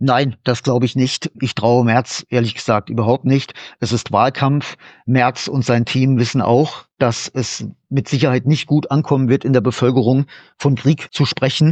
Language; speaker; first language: German; native; German